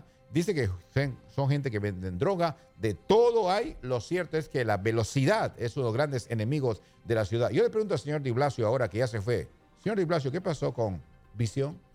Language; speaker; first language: Spanish; native; Spanish